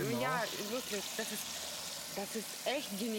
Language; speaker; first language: German; non-native, learner; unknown